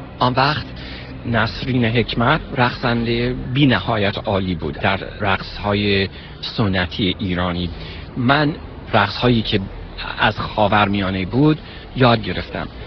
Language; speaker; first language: Persian; non-native, fluent; English